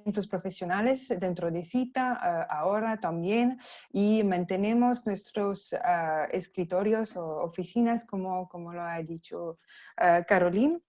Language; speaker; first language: Spanish; non-native, fluent; French